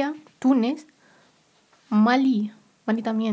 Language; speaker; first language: Spanish; non-native, local second language; Berber languages